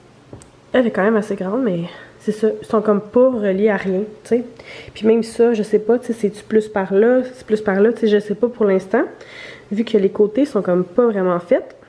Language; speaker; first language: French; native; French